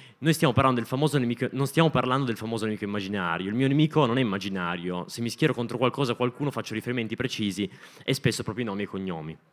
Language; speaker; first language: Italian; native; Italian